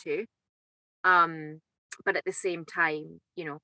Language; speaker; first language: English; native; English